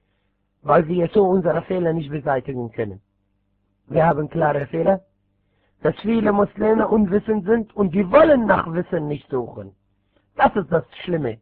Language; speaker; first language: German; non-native, fluent; Arabic